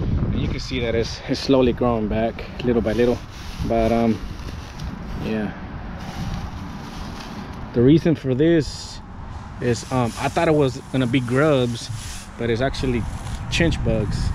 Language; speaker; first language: English; early bilingual, other home language; Spanish